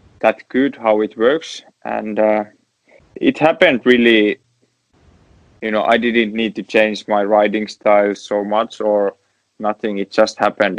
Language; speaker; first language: English; non-native, learner; Finnish